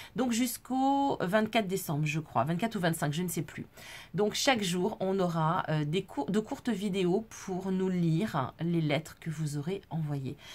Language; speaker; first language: French; native; French